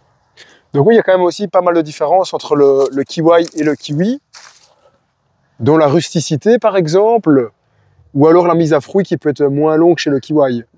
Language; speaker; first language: French; native; French